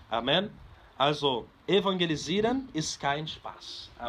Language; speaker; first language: German; non-native, fluent; Portuguese